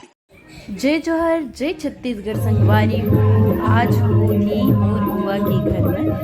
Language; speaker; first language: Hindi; non-native, local second language; Chhattisgarhi